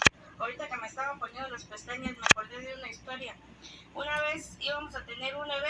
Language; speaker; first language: Spanish; native; Spanish